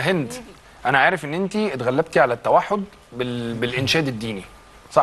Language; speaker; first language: Arabic; native; Arabic